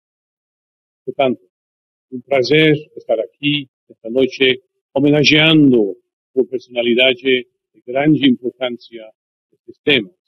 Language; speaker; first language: Portuguese; non-native, fluent; English